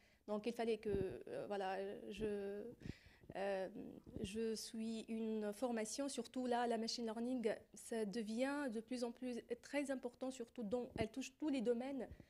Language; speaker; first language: French; non-native, fluent; Arabic